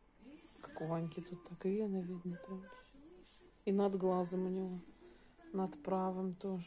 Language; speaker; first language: Russian; native; Russian